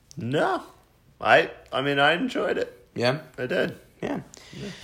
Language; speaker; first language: English; native; English